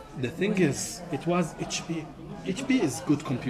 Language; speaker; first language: English; non-native, fluent; Arabic